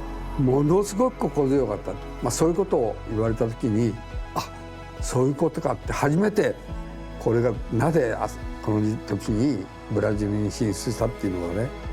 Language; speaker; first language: Japanese; native; Japanese